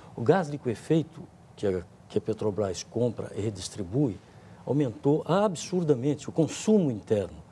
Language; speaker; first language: Portuguese; native; Portuguese